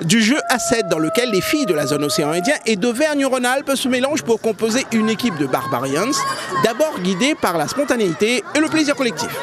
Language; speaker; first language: French; native; French